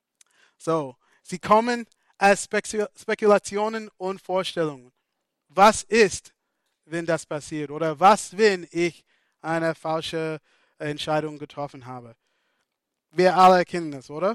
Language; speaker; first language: German; non-native, fluent; English